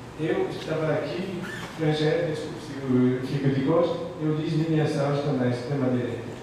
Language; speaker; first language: Portuguese; non-native, fluent; French